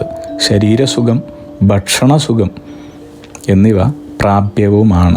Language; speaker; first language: Malayalam; native; Malayalam